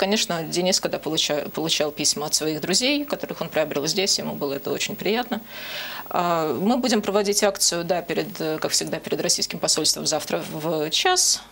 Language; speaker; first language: Russian; native; Russian